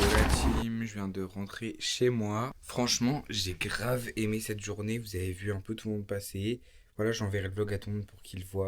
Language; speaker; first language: French; native; French